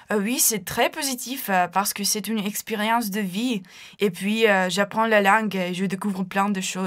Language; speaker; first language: French; non-native, fluent; Ukrainian